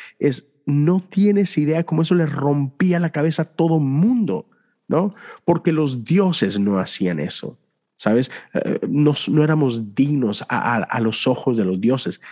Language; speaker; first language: Spanish; native; Spanish